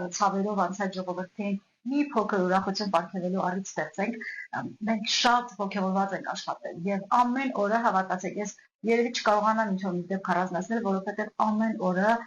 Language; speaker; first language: Armenian; native; Armenian